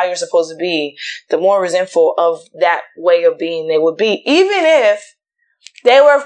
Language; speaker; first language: English; native; English